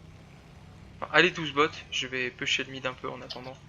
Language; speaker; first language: French; native; French